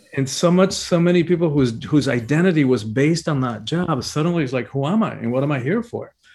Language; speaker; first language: English; early bilingual, other home language; Spanish